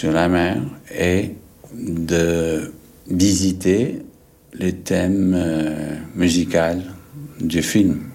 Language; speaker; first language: French; non-native, fluent; English